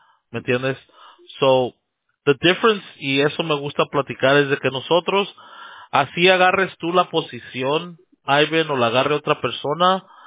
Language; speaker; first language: Spanish; early bilingual, heritage; Spanish